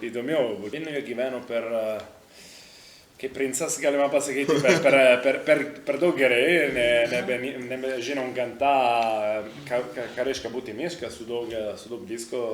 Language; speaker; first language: Lithuanian; non-native, learner; Italian